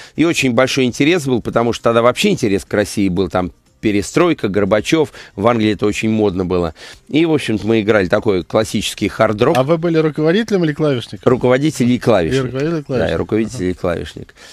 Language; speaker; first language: Russian; native; Russian